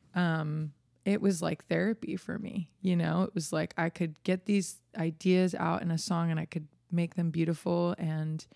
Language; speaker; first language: English; native; English